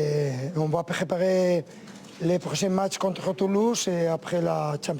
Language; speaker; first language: French; non-native, learner; Spanish